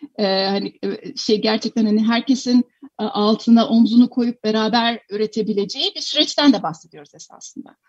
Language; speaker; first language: Turkish; native; Turkish